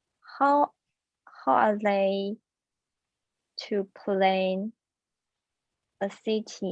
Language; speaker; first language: English; non-native, learner; Chinese